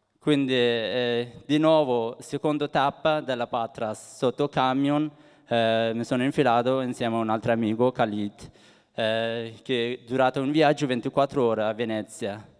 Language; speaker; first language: Italian; non-native, fluent; Persian